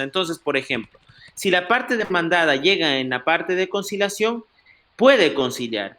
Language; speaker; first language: Spanish; native; Spanish